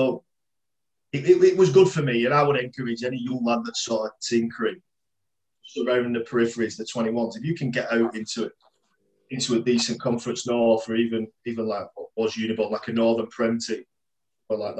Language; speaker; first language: English; native; English